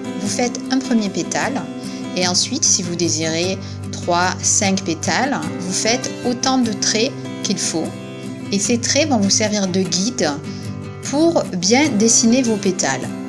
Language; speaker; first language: French; native; French